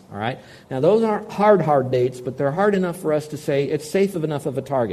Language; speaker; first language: English; native; English